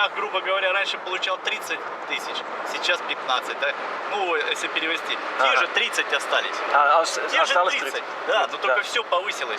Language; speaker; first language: Russian; native; Russian